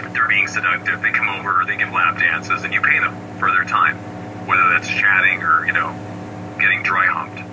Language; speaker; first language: English; native; English